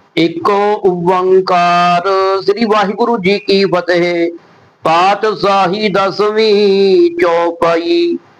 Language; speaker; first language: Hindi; non-native, local second language; Punjabi